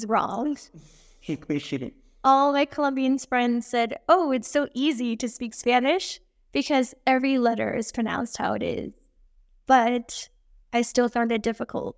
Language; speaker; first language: English; native; English